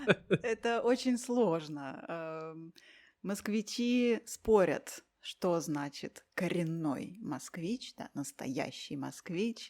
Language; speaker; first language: Russian; native; Russian